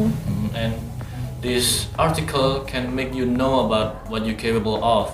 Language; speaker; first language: English; non-native, learner; Indonesian